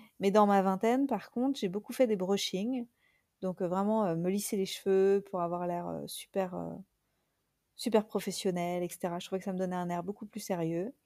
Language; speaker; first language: French; native; French